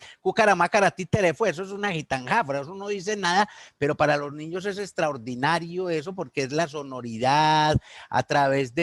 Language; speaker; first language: Spanish; native; Spanish